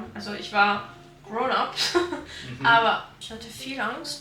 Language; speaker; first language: German; non-native, learner; French